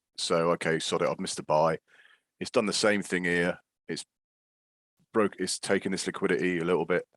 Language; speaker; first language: English; native; English